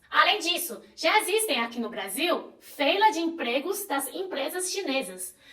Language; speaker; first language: Portuguese; non-native, fluent; Chinese